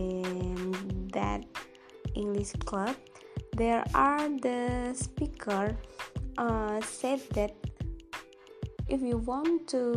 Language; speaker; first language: English; non-native, local second language; Indonesian